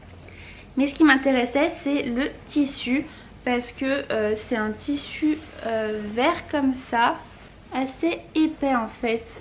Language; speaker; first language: French; native; French